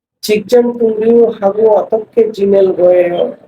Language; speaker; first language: Korean; non-native, fluent; Bangla